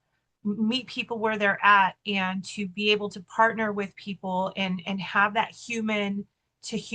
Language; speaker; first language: English; native; English